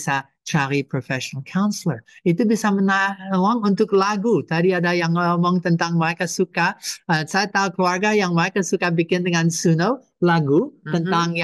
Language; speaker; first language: Indonesian; non-native, fluent; English